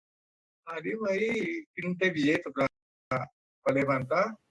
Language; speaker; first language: Portuguese; non-native, learner; Japanese